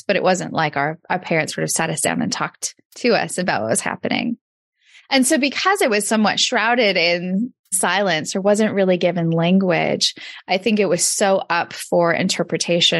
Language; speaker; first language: English; native; English